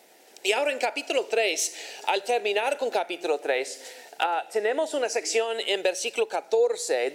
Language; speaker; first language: Spanish; non-native, fluent; English